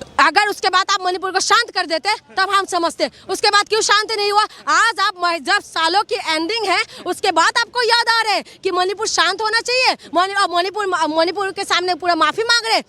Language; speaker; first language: Hindi; non-native, local second language; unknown